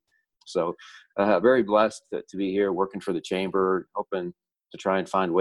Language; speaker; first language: English; early bilingual, other home language; Italian